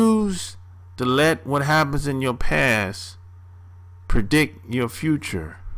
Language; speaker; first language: English; native; English